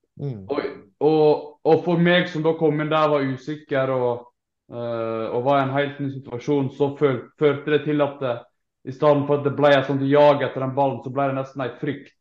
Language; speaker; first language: Norwegian; native; Norwegian